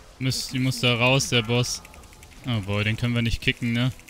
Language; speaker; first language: German; native; German